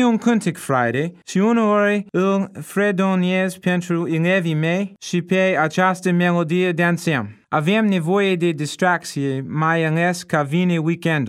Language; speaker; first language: Romanian; non-native, fluent; English